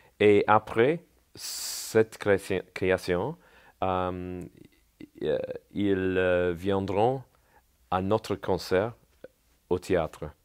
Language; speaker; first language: French; non-native, learner; English